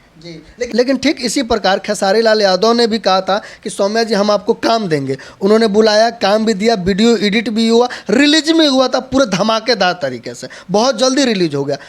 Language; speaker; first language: Hindi; native; Hindi